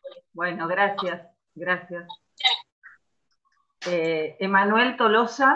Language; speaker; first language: Spanish; native; Spanish